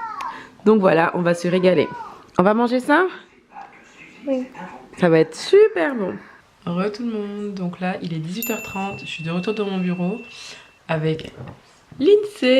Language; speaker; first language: French; native; French